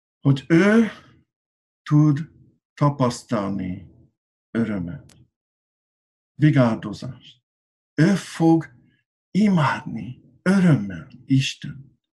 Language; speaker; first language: Hungarian; non-native, learner; English